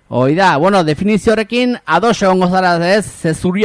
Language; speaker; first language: Basque; native; Basque